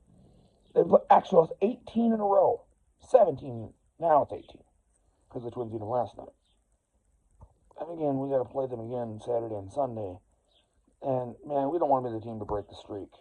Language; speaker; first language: English; native; English